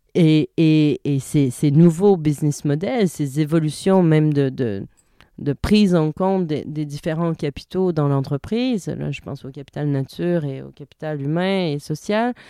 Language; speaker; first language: French; native; French